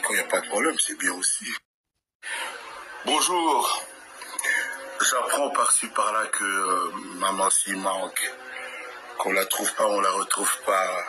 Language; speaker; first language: French; non-native, local second language; Lingala